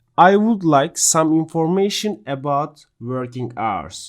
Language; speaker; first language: English; non-native, fluent; Turkish